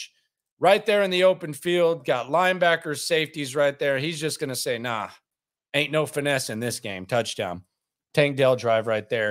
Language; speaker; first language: English; native; English